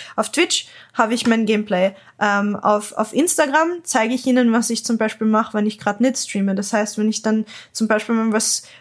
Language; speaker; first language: German; native; German